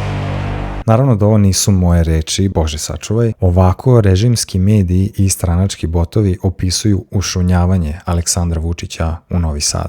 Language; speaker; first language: Serbian; native; Serbian